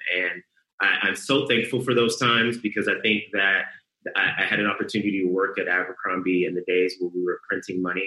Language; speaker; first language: English; native; English